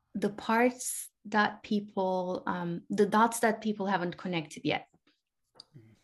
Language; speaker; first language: English; non-native, fluent; Turkish